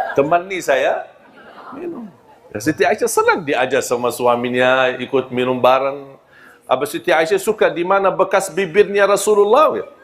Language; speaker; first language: Malay; non-native, fluent; Arabic